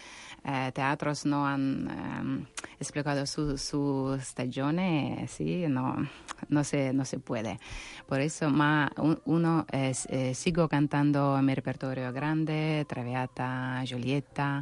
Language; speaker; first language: Spanish; non-native, learner; Russian